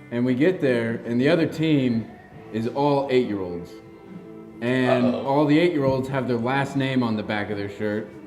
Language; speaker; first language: English; native; English